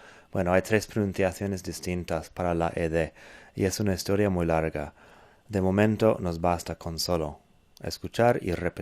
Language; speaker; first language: Spanish; non-native, fluent; English